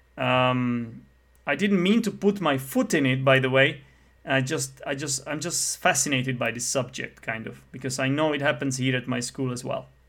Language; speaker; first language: English; non-native, fluent; Czech